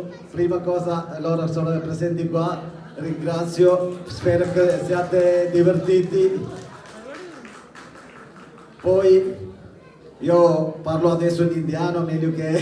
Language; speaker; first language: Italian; non-native, learner; Malayalam